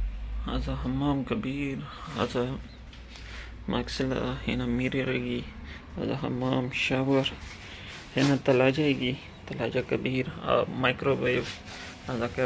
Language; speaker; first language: Arabic; non-native, learner; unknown